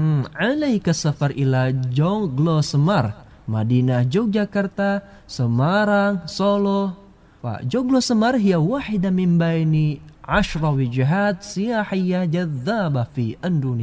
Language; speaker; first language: Arabic; non-native, fluent; Indonesian